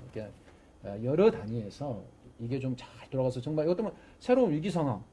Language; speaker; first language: Korean; native; Korean